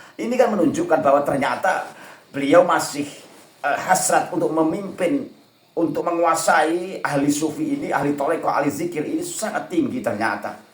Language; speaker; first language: Indonesian; native; Indonesian